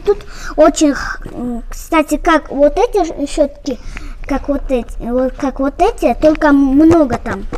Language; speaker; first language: Russian; non-native, local second language; Kyrgyz